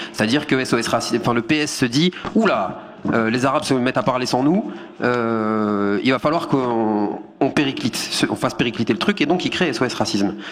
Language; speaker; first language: French; native; French